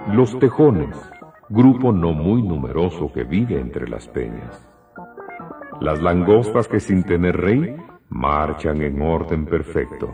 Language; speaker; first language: Spanish; native; Spanish